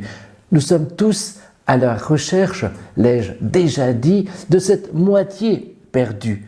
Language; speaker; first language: French; native; French